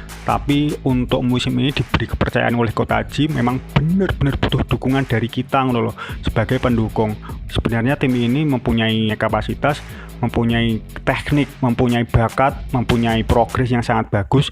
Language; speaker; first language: Indonesian; non-native, local second language; Javanese